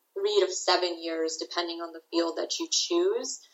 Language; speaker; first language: English; native; English